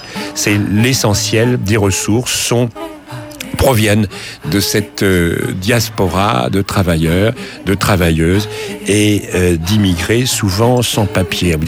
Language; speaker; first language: French; native; French